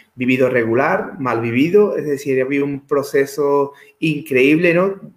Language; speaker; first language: Spanish; native; Spanish